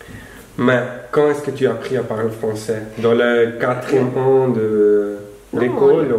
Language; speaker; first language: French; non-native, local second language; Spanish